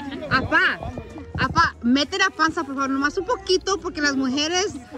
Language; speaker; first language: Spanish; early bilingual, heritage; Spanish